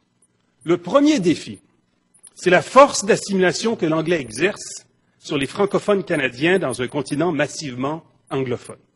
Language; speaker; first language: French; native; French